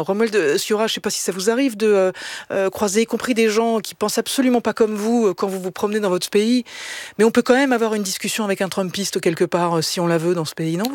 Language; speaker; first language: French; native; French